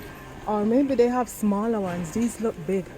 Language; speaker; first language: English; native; English